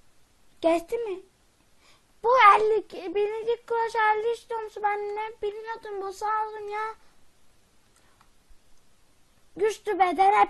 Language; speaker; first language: Turkish; native; Turkish